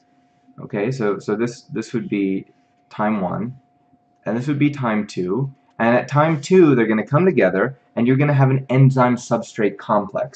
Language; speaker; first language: English; native; English